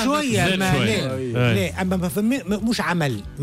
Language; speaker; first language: Arabic; native; Arabic